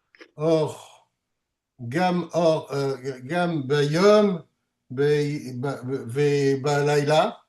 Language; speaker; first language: Hebrew; non-native, learner; French